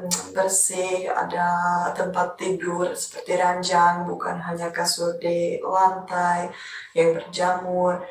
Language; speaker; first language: Indonesian; non-native, fluent; Czech